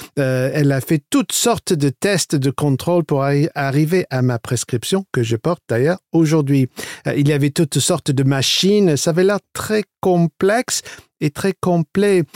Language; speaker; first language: French; non-native, fluent; English